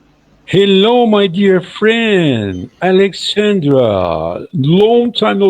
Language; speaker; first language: English; non-native, fluent; Portuguese